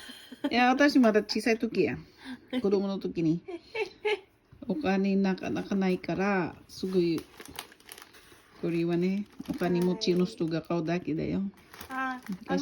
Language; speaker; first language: Japanese; non-native, fluent; Filipino